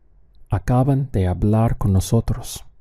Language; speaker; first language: Spanish; non-native, fluent; English